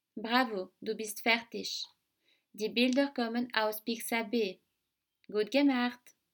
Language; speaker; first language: German; non-native, fluent; French